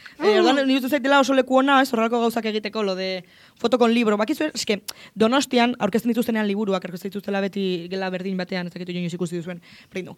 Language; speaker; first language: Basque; non-native, local second language; Spanish